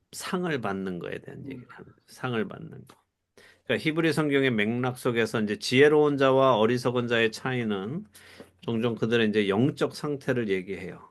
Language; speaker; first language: Korean; native; Korean